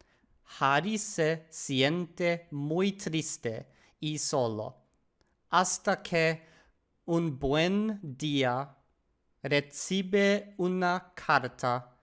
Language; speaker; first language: Spanish; non-native, learner; English